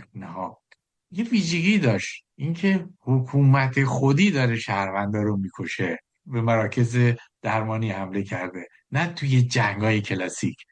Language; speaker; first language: Persian; native; Persian